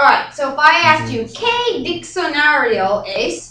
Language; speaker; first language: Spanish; non-native, fluent; English